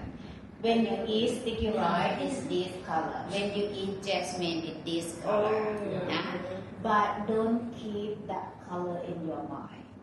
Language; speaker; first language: English; non-native, learner; Thai